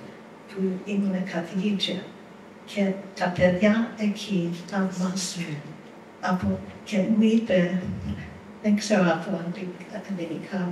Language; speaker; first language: Greek; non-native, fluent; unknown